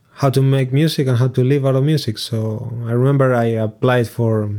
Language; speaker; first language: English; non-native, fluent; Spanish